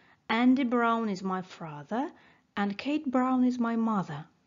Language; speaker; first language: English; non-native, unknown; Azerbaijani